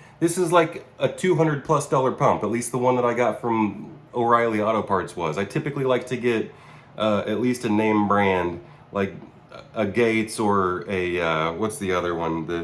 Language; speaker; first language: English; native; English